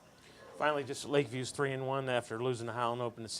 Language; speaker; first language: English; native; English